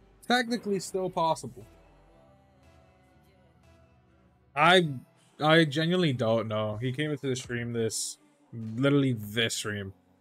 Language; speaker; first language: English; early bilingual, other home language; Spanish